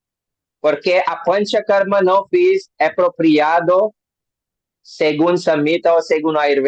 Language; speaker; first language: Portuguese; non-native, learner; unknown